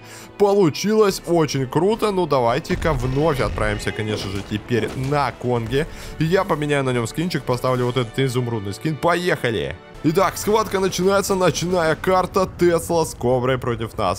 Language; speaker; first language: Russian; native; Russian